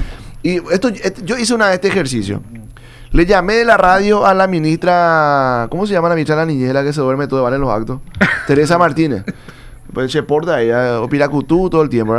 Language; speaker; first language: Spanish; native; Spanish